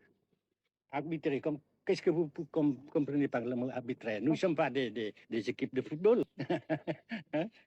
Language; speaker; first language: French; non-native, local second language; Vietnamese